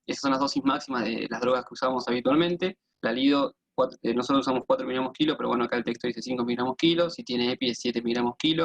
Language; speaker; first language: Spanish; native; Spanish